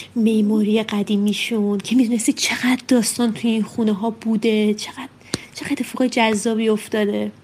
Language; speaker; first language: Persian; native; Persian